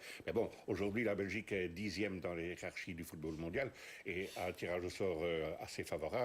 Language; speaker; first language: French; native; French